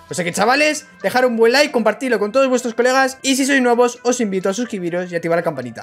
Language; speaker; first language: Spanish; native; Spanish